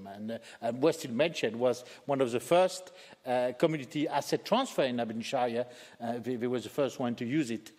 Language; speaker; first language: English; native; English